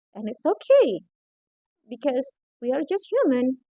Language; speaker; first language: English; non-native, fluent; Indonesian